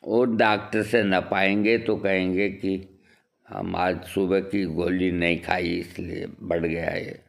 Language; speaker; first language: Hindi; native; Hindi